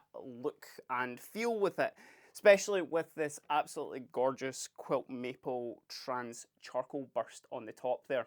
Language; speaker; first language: English; native; English